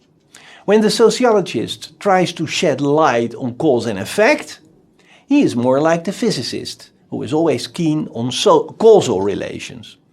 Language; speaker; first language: English; non-native, fluent; Dutch